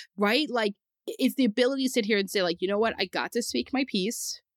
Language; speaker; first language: English; native; English